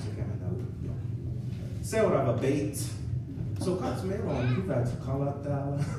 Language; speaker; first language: Finnish; non-native, learner; English